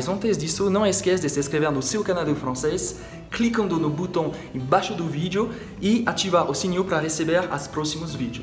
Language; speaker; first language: Portuguese; non-native, fluent; French